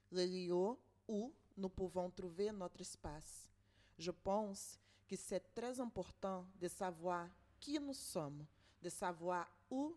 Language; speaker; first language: French; non-native, learner; Portuguese